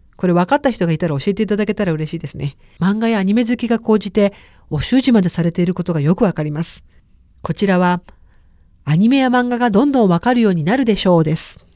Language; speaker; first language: Japanese; native; Japanese